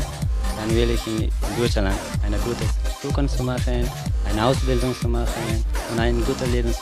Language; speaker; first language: German; non-native, learner; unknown